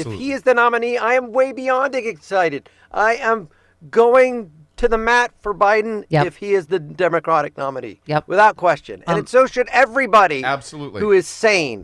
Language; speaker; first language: English; native; English